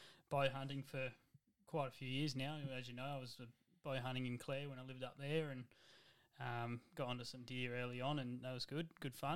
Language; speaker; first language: English; native; English